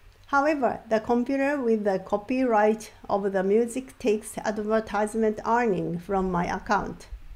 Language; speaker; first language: English; non-native, fluent; Japanese